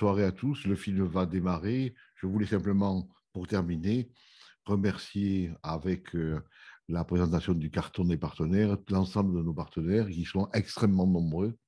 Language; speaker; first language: French; native; French